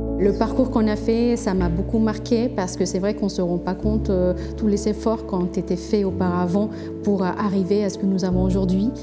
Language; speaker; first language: French; non-native, fluent; Spanish